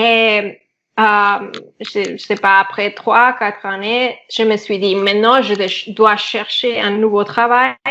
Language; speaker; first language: French; non-native, fluent; Catalan